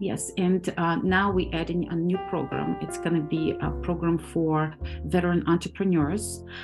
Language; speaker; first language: English; non-native, fluent; Ukrainian